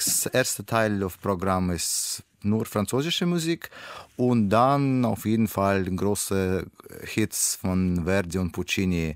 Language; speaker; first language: German; non-native, learner; Russian